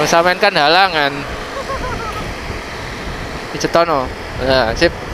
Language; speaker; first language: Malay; non-native, local second language; Javanese